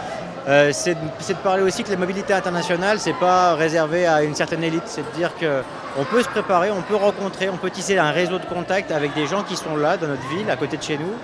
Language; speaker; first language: French; native; French